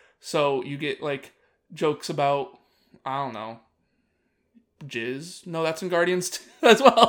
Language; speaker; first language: English; native; English